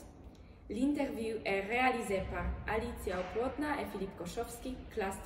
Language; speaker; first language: French; non-native, learner; Polish